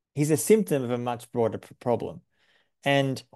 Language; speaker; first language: English; native; English